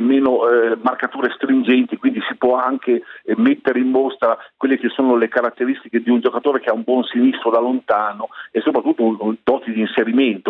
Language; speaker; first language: Italian; native; Italian